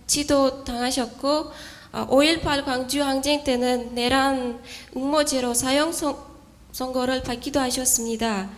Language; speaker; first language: Korean; non-native, fluent; Uzbek